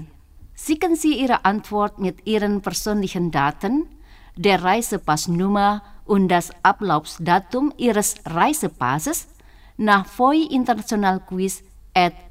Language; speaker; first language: German; non-native, fluent; Indonesian